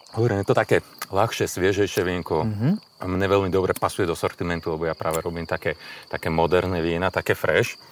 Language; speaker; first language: Slovak; native; Slovak